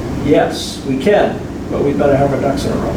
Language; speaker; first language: English; native; English